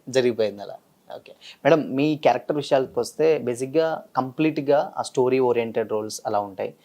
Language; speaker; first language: Telugu; native; Telugu